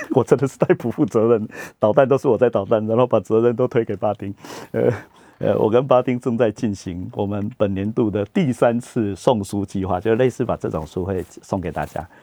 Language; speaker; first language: Chinese; native; Chinese